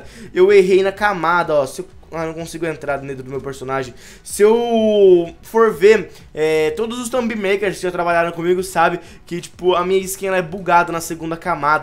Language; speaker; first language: Portuguese; native; Portuguese